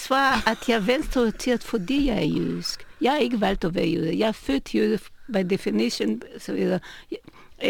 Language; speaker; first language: Danish; non-native, fluent; Hebrew